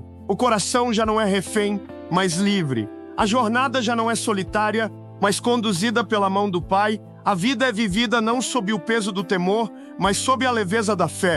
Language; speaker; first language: Portuguese; native; Portuguese